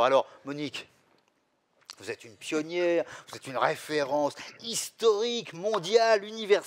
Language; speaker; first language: French; native; French